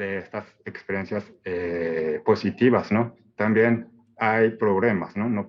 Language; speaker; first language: Spanish; non-native, fluent; Japanese